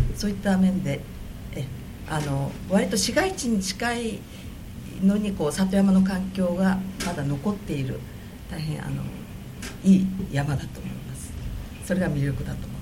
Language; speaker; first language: Japanese; native; Japanese